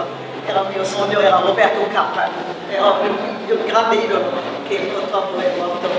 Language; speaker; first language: Italian; non-native, fluent; German